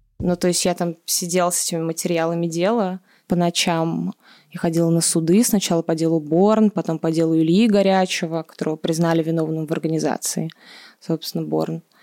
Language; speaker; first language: Russian; native; Russian